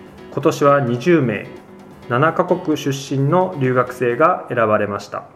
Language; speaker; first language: Japanese; native; Japanese